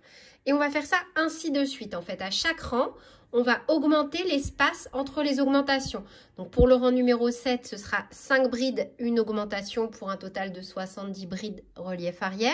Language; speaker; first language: French; native; French